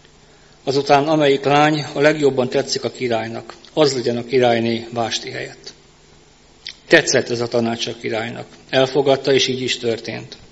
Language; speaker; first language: Hungarian; native; Hungarian